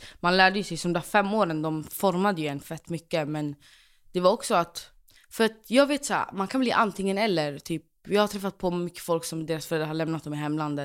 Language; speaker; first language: Swedish; native; Swedish